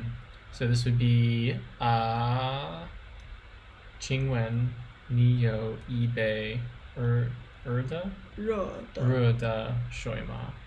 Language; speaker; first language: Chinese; non-native, learner; English